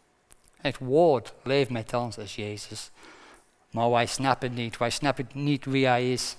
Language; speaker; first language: Dutch; non-native, fluent; English